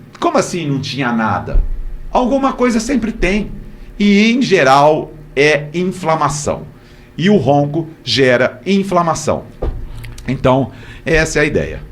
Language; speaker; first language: Portuguese; native; Portuguese